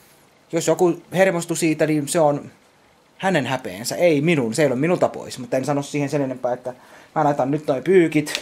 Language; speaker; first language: Finnish; native; Finnish